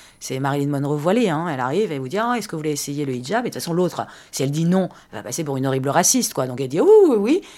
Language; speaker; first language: French; early bilingual, other home language; Persian